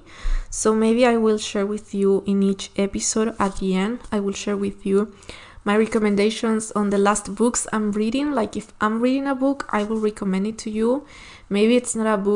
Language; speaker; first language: English; non-native, fluent; Spanish